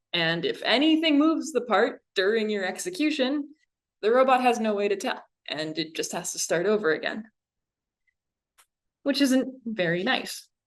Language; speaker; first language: English; native; English